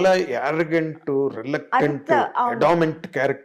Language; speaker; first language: Telugu; native; Telugu